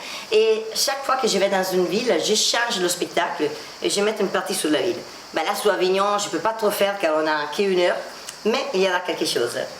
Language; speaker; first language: French; non-native, fluent; Italian